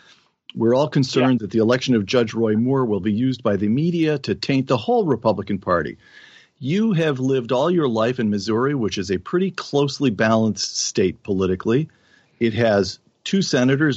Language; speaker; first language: English; native; English